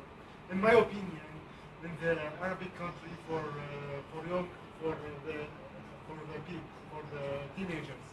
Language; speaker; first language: English; non-native, learner; Arabic